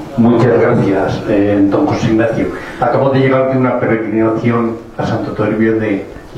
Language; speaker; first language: Spanish; native; Spanish